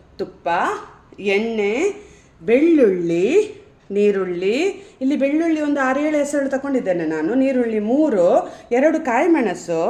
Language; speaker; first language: Kannada; native; Kannada